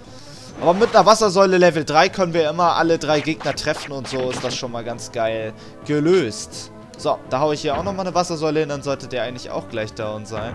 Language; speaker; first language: German; native; German